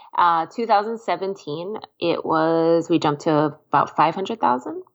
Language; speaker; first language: English; native; English